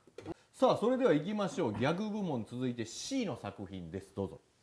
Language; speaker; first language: Japanese; native; Japanese